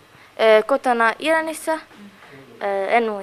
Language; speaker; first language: Finnish; non-native, learner; Persian